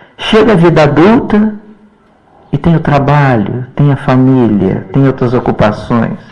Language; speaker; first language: Portuguese; native; Portuguese